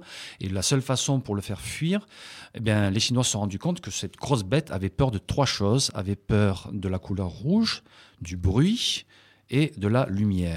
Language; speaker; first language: French; native; French